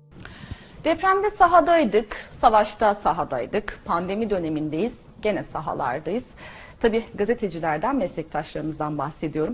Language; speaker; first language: Turkish; native; Turkish